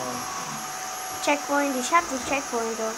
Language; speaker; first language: German; non-native, learner; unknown